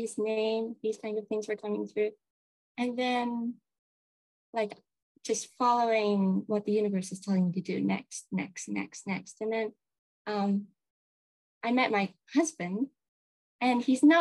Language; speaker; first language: English; non-native, local second language; Japanese